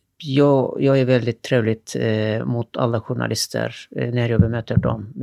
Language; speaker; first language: Swedish; non-native, fluent; Turkish